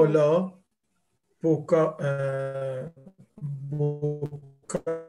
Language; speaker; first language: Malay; non-native, learner; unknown